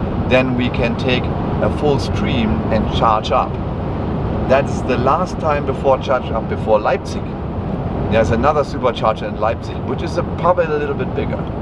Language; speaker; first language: English; non-native, fluent; German